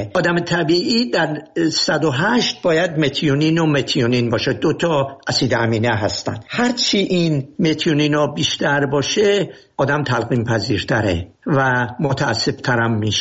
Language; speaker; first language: Persian; native; Persian